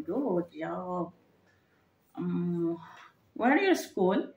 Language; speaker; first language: English; non-native, learner; Indonesian